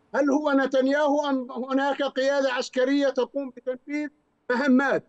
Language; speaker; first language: Arabic; native; Arabic